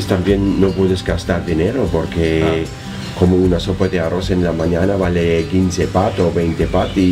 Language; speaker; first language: Spanish; non-native, learner; German